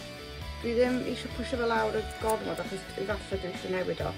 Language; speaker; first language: Welsh; non-native, local second language; English